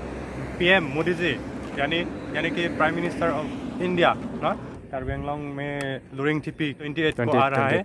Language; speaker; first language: Hindi; non-native, local second language; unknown